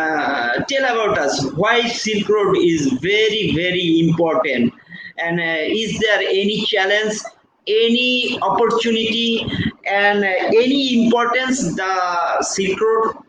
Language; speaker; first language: English; non-native, fluent; Bangla